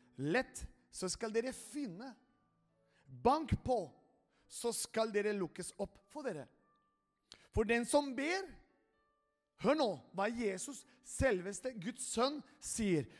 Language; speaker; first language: Norwegian; non-native, fluent; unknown